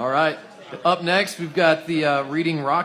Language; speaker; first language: English; native; English